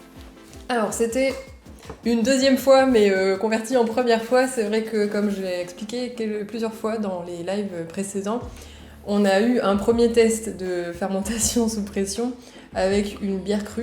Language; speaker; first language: French; native; French